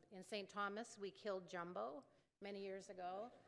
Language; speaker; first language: English; native; English